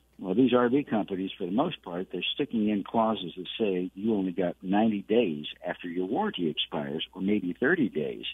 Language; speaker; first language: English; native; English